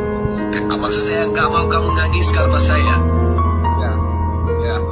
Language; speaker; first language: Indonesian; non-native, fluent; Arabic